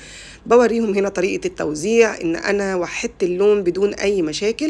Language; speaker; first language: Arabic; native; Arabic